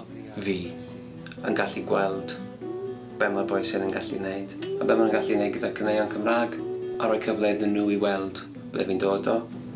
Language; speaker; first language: Welsh; native; Welsh